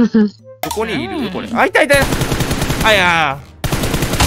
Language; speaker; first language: Japanese; native; Japanese